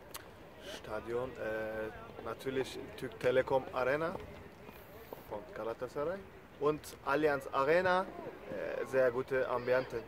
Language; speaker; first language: German; non-native, learner; Turkish